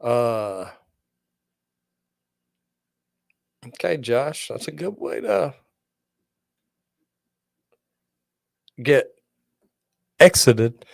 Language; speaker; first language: English; native; English